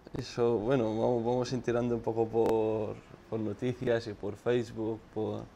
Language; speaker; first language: Spanish; non-native, fluent; Arabic